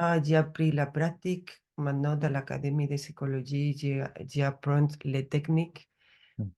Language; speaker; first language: French; non-native, learner; Spanish